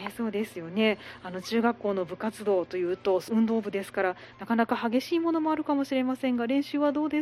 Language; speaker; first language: Japanese; native; Japanese